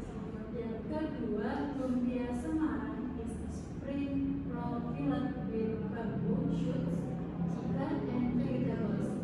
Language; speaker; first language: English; non-native, learner; Indonesian